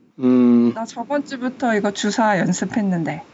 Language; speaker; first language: Korean; early bilingual, heritage; Korean